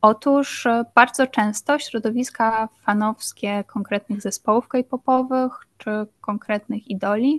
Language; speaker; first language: Polish; native; Polish